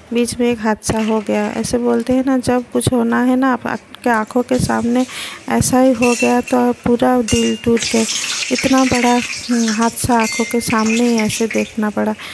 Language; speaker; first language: Hindi; non-native, local second language; Bangla